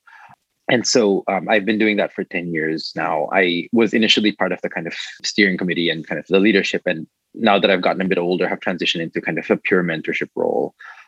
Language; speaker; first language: English; non-native, local second language; Filipino